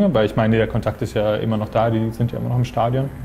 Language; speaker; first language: German; native; German